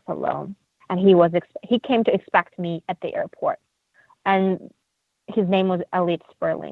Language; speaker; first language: English; non-native, fluent; Uyghur